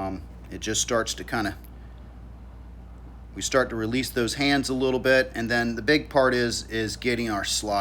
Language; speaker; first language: English; native; English